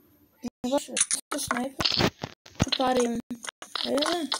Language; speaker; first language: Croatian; non-native, learner; Macedonian